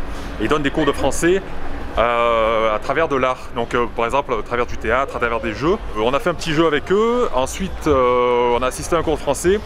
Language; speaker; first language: French; native; French